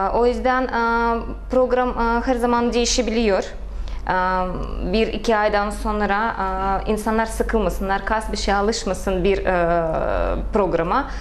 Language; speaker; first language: Turkish; non-native, fluent; Russian